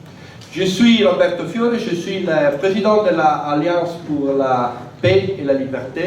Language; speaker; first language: French; non-native, fluent; Italian